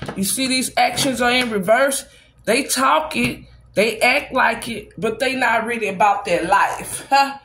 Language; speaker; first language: English; native; English